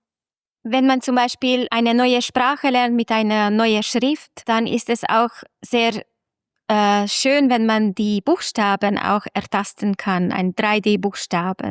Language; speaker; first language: German; non-native, fluent; Hungarian